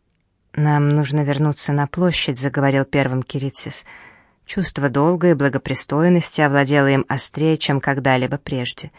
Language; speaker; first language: Russian; native; Russian